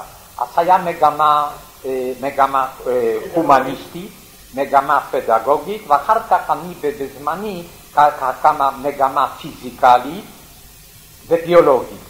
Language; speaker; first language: Hebrew; non-native, fluent; Yiddish